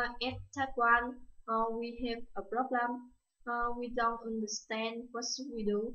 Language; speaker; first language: English; non-native, learner; Vietnamese